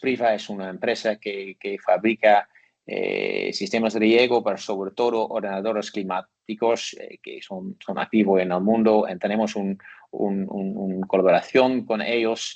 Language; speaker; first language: Spanish; non-native, learner; Dutch